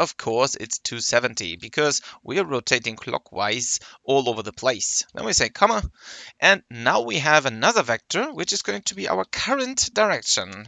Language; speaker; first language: English; non-native, fluent; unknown